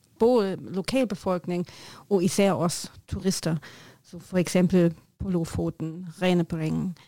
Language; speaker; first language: Norwegian; non-native, learner; German